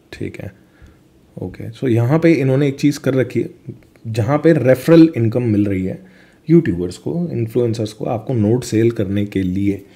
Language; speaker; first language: Hindi; native; Hindi